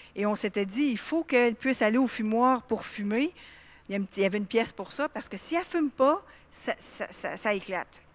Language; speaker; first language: French; native; French